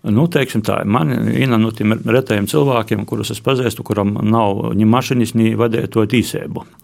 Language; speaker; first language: Latvian; native; Latvian